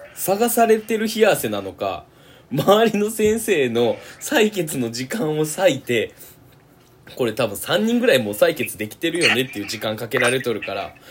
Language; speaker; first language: Japanese; native; Japanese